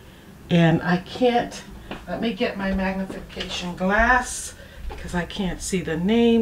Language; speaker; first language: English; native; English